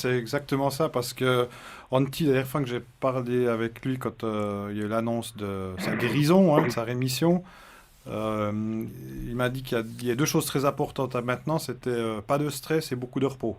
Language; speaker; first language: French; native; French